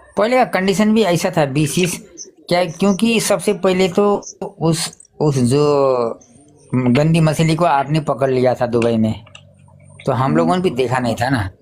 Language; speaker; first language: Hindi; non-native, fluent; Nepali